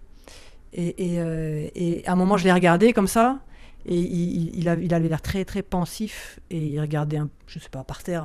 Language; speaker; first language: French; native; French